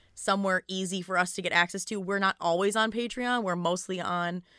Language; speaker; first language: English; native; English